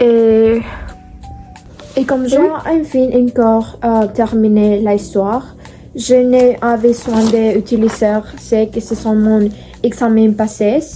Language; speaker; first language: French; non-native, learner; Spanish